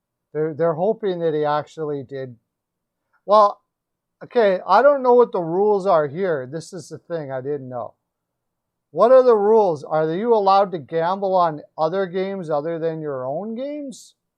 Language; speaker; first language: English; native; English